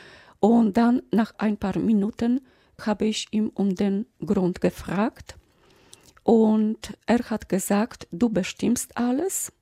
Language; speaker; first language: German; non-native, fluent; Polish